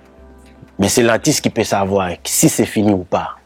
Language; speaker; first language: French; non-native, local second language; Haitian Creole